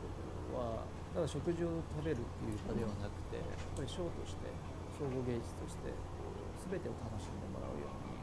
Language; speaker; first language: Japanese; native; Japanese